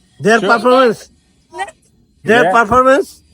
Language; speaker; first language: English; non-native, learner; Bangla